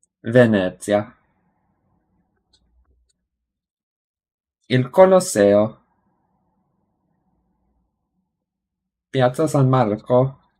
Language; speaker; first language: Italian; non-native, learner; English